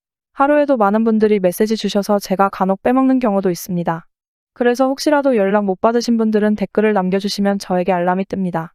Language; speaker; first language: Korean; native; Korean